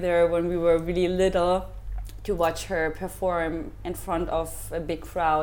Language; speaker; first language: English; non-native, fluent; German